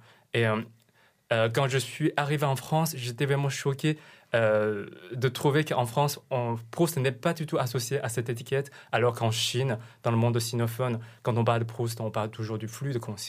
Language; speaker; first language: French; non-native, fluent; Chinese